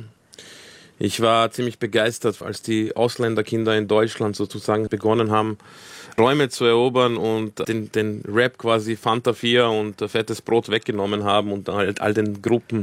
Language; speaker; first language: German; early bilingual, other home language; Croatian